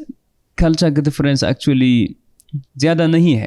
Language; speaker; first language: Hindi; non-native, fluent; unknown